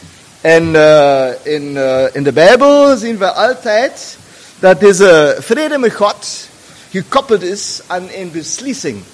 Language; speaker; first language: German; non-native, learner; Dutch